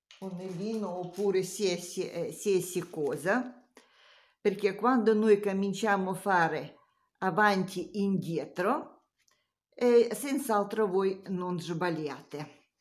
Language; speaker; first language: Italian; non-native, learner; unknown